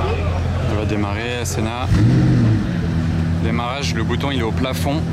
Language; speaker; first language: French; native; French